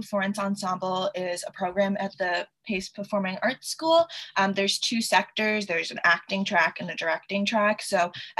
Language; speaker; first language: English; early bilingual, other home language; Chinese